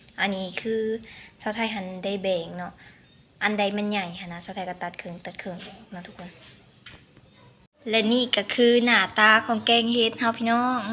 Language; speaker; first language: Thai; non-native, local second language; Lao